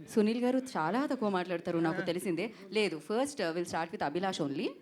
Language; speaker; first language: Telugu; native; Telugu